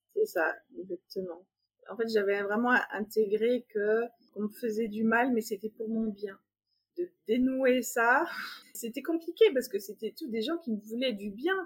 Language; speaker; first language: French; native; French